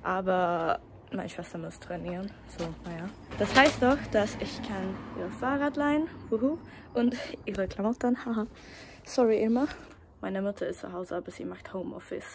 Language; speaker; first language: German; non-native, learner; Swedish